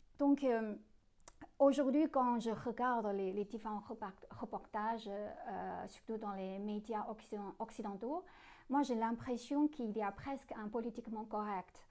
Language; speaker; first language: French; non-native, fluent; Chinese